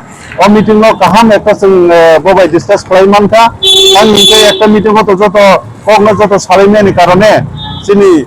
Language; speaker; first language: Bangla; non-native, local second language; Kok Borok